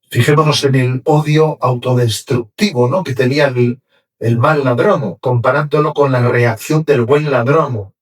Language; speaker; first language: Spanish; native; Spanish